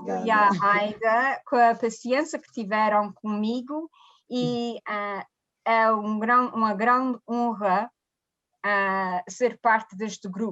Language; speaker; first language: Portuguese; early bilingual, heritage; Portuguese